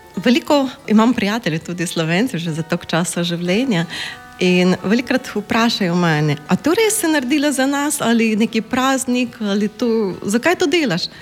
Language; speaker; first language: Slovenian; non-native, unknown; Ukrainian